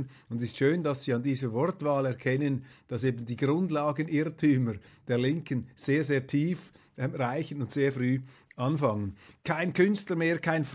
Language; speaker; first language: German; native; German